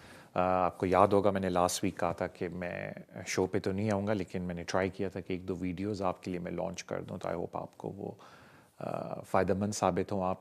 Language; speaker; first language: Urdu; native; Urdu